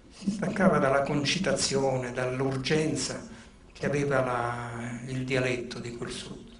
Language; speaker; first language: Italian; non-native, local second language; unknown